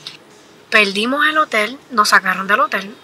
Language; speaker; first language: Spanish; native; Spanish